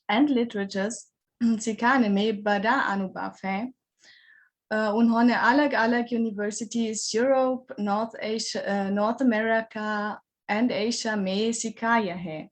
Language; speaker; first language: Hindi; non-native, learner; German